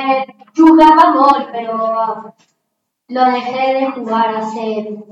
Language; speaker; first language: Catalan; non-native, local second language; Spanish